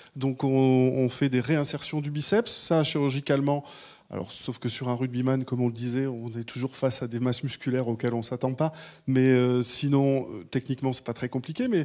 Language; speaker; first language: French; native; French